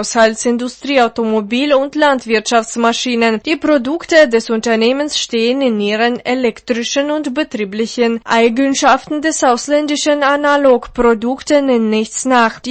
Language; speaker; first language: German; non-native, fluent; Russian